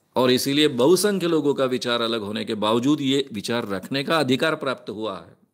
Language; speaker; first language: Hindi; non-native, local second language; Marathi